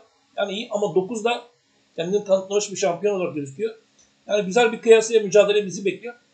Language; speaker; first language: Turkish; native; Turkish